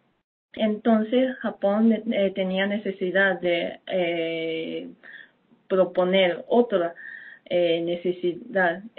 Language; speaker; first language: Spanish; non-native, fluent; Japanese